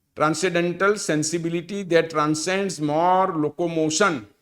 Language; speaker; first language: English; non-native, local second language; Gujarati